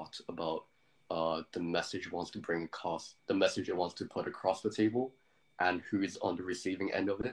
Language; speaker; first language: English; native; English